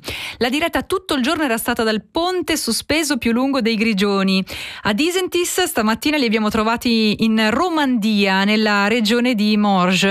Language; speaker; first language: Italian; native; Italian